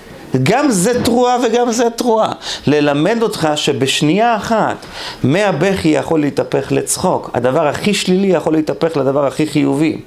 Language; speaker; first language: Hebrew; native; Hebrew